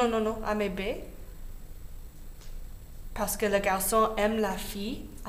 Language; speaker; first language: French; non-native, learner; English